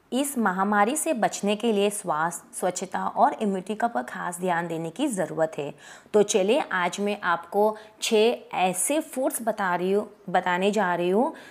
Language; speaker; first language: Hindi; native; Hindi